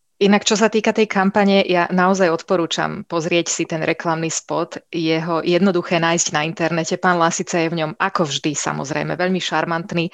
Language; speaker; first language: Slovak; native; Slovak